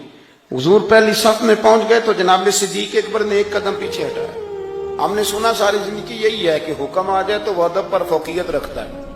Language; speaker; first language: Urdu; non-native, local second language; Punjabi